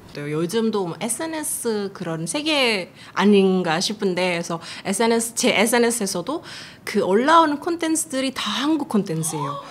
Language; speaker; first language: Korean; non-native, fluent; Indonesian